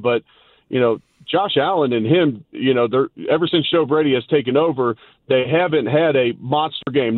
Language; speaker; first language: English; native; English